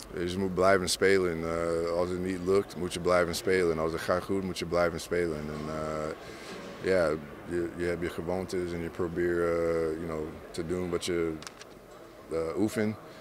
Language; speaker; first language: Dutch; non-native, fluent; English